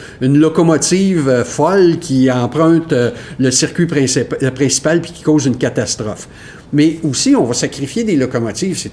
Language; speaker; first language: French; native; French